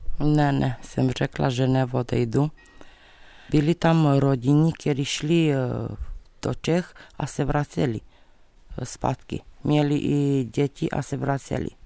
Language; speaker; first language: Czech; early bilingual, heritage; Czech